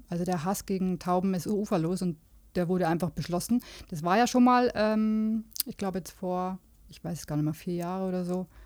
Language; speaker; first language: German; native; German